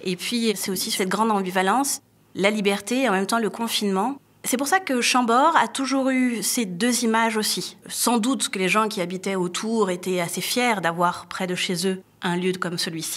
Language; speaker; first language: French; native; French